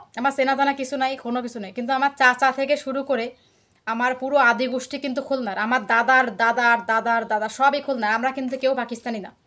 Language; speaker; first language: Bangla; native; Bangla